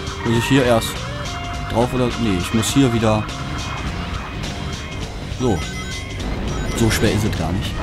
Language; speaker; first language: German; native; German